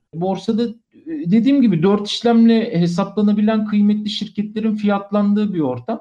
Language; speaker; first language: Turkish; native; Turkish